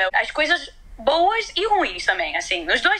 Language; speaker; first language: Portuguese; early bilingual, heritage; Portuguese